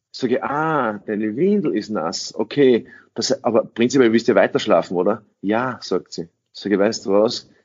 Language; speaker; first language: German; early bilingual, other home language; English